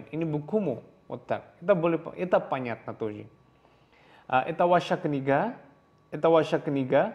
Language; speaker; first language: Russian; non-native, learner; Javanese